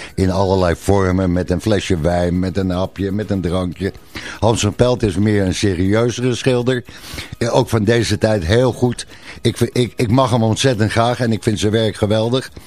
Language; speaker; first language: Dutch; native; Dutch